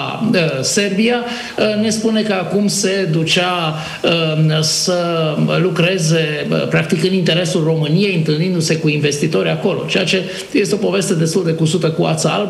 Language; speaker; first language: Romanian; native; Romanian